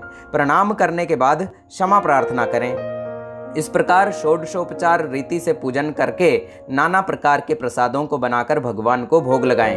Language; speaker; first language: Hindi; native; Hindi